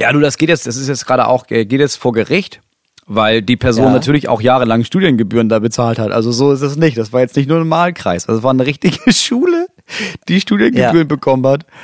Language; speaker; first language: German; native; German